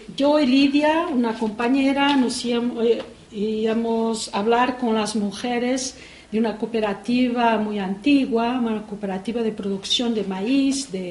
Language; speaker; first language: Spanish; non-native, fluent; Portuguese